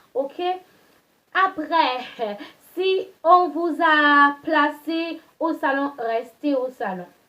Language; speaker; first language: French; non-native, local second language; Haitian Creole